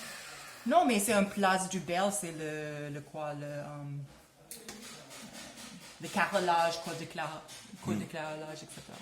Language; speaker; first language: French; non-native, learner; English